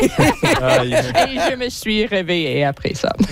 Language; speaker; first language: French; non-native, learner; English